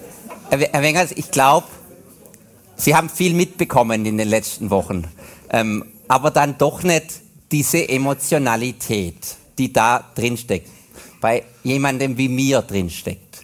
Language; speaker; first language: German; native; German